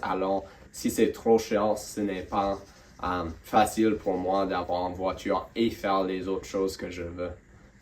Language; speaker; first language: French; non-native, local second language; English